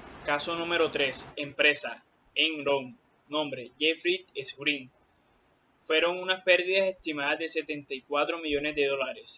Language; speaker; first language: Spanish; native; Spanish